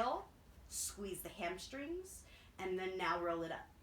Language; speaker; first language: English; native; English